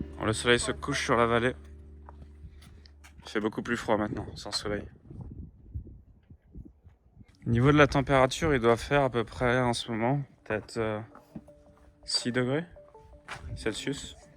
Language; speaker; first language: French; native; French